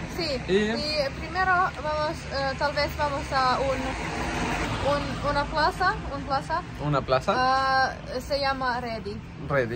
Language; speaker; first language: Spanish; non-native, learner; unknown